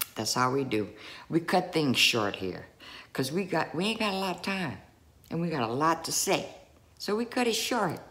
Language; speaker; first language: English; native; English